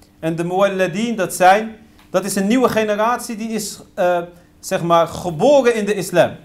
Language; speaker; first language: Dutch; early bilingual, other home language; Riffian